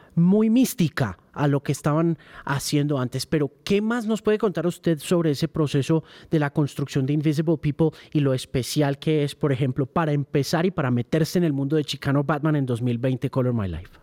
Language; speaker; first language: Spanish; native; Spanish